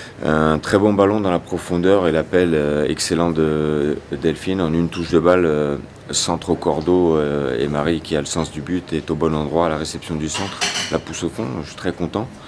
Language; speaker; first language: French; native; French